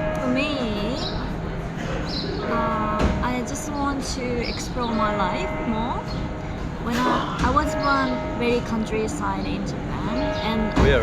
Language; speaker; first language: English; non-native, learner; Japanese